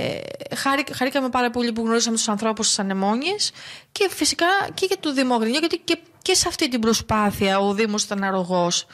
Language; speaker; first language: Greek; native; Greek